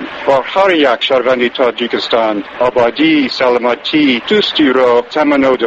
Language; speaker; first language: Persian; non-native, learner; English